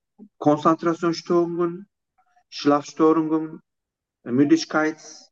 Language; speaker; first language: German; non-native, fluent; Turkish